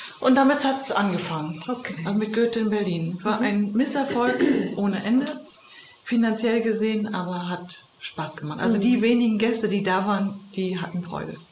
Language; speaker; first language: German; native; German